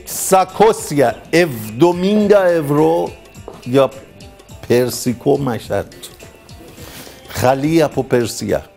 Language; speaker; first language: Greek; non-native, learner; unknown